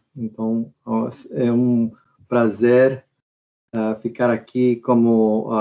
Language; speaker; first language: Portuguese; non-native, fluent; Spanish